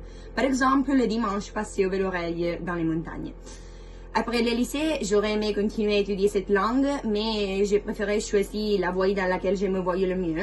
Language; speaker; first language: French; non-native, fluent; Italian